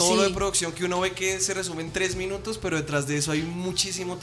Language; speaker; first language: Spanish; native; Spanish